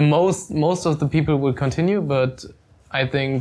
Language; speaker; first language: English; non-native, fluent; German